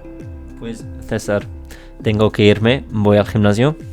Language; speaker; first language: Spanish; non-native, fluent; English